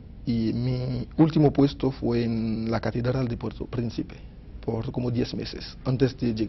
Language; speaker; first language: Spanish; non-native, fluent; Haitian Creole